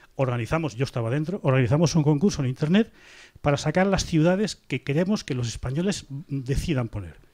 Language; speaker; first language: Spanish; native; Spanish